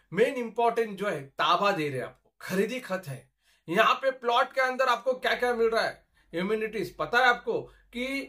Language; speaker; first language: Hindi; non-native, local second language; Marathi